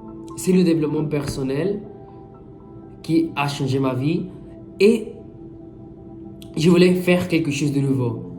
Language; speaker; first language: French; non-native, fluent; Spanish